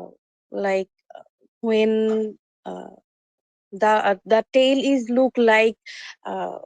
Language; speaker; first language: English; non-native, learner; Bangla